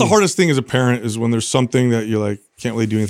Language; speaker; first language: English; native; English